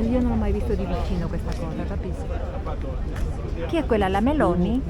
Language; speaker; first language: Italian; non-native, fluent; Spanish